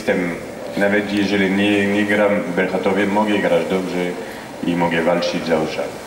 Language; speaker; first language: Polish; non-native, fluent; French